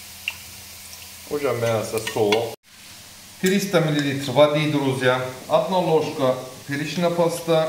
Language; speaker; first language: Russian; non-native, learner; Turkish